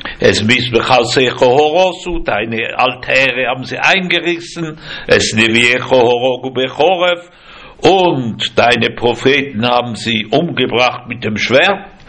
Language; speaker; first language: German; native; German